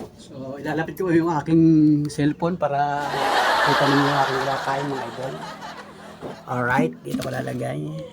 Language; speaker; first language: Filipino; native; Filipino